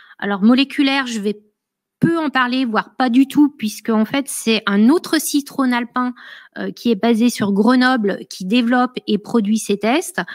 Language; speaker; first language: French; native; French